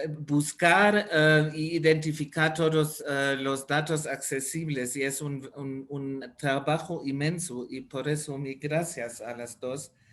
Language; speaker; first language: Spanish; non-native, fluent; German